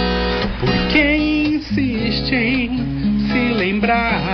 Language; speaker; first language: Portuguese; native; Portuguese